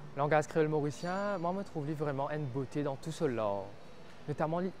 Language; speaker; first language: French; non-native, local second language; Morisyen